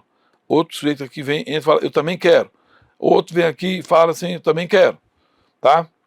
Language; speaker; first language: Portuguese; native; Portuguese